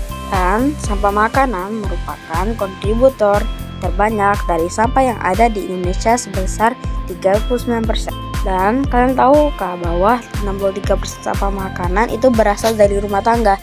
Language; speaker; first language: Indonesian; native; Indonesian